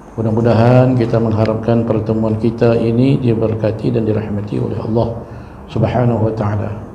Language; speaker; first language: Malay; native; Malay